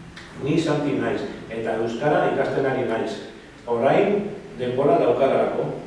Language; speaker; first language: Basque; non-native, learner; Catalan